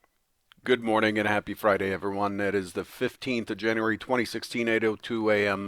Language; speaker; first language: English; native; English